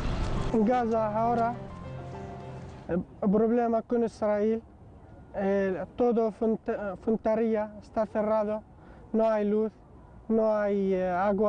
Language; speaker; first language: Spanish; non-native, learner; Arabic